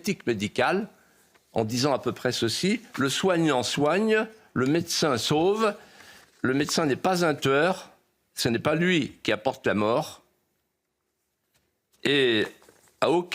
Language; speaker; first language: French; native; French